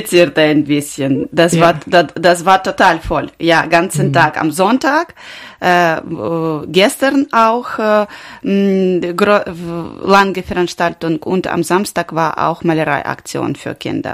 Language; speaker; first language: German; non-native, learner; Ukrainian